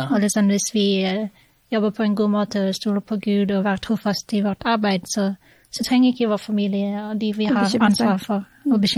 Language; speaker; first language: Norwegian; non-native, fluent; English